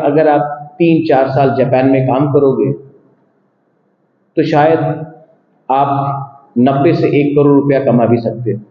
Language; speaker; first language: Hindi; non-native, local second language; Kok Borok